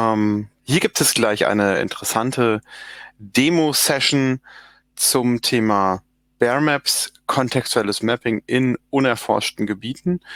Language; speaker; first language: German; native; German